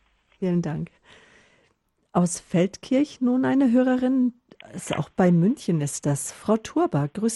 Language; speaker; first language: German; native; German